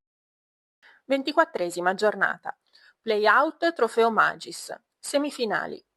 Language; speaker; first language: Italian; native; Italian